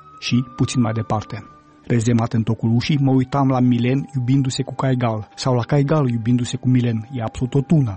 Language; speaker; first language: Romanian; native; Romanian